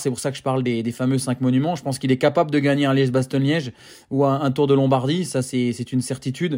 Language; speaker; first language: French; native; French